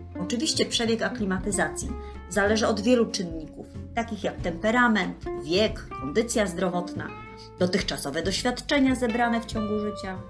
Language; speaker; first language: Polish; native; Polish